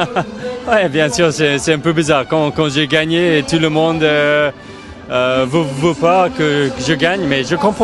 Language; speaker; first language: French; non-native, fluent; English